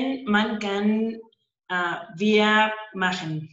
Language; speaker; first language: German; non-native, learner; Spanish